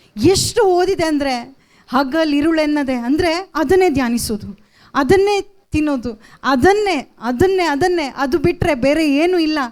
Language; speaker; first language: Kannada; non-native, local second language; Konkani